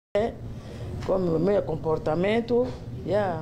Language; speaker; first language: Portuguese; non-native, local second language; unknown